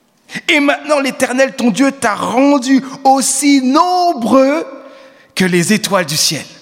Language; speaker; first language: French; native; French